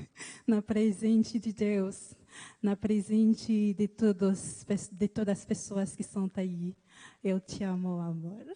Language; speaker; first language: Portuguese; non-native, learner; Haitian Creole